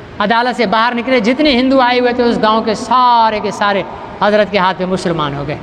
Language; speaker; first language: Urdu; non-native, local second language; Sindhi